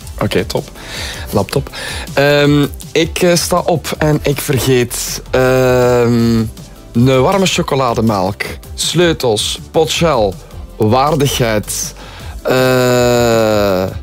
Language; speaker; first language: Dutch; native; Dutch